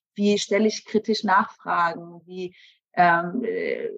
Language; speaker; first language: German; native; German